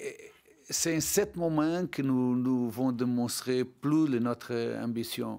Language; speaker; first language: French; non-native, learner; Portuguese